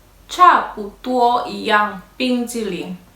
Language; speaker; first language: Chinese; non-native, learner; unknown